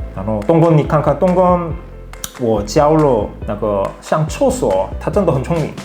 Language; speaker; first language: Chinese; non-native, fluent; Korean